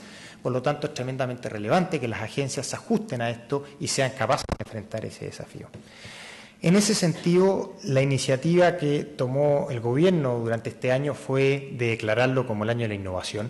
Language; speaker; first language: Spanish; native; Spanish